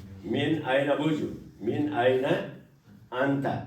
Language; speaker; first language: Arabic; non-native, fluent; Kashmiri